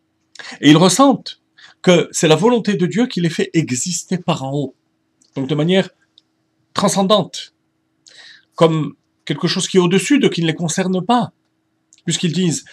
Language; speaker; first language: French; native; French